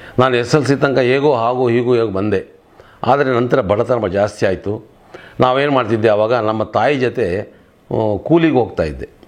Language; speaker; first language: Kannada; native; Kannada